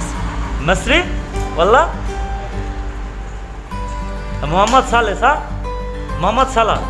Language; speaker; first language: Arabic; non-native, learner; Bangla